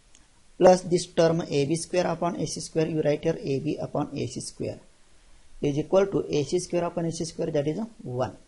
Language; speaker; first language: English; non-native, local second language; Marathi